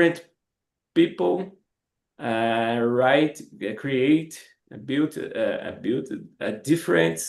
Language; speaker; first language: English; non-native, learner; Portuguese